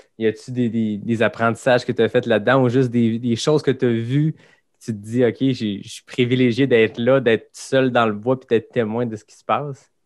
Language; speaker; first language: French; native; French